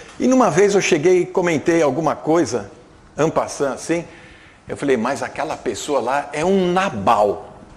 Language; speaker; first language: Portuguese; native; Portuguese